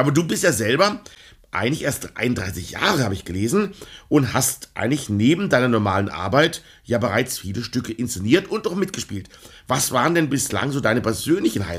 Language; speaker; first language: German; native; German